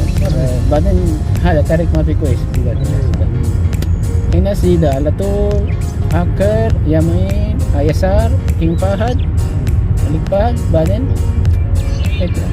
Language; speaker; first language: Arabic; non-native, learner; Filipino